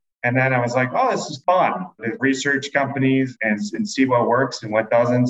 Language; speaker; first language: English; native; English